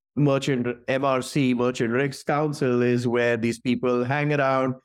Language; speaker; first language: English; non-native, local second language; Hindi